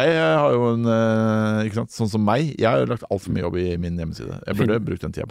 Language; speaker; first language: Norwegian; native; Norwegian